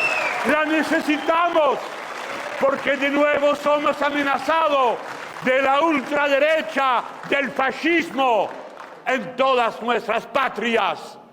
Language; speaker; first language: Spanish; non-native, fluent; French